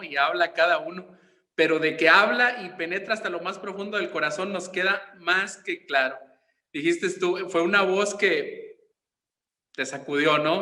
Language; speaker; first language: Spanish; native; Spanish